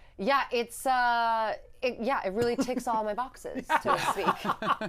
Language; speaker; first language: English; native; English